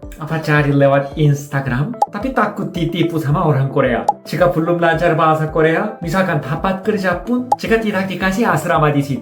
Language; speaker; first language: Indonesian; non-native, fluent; Korean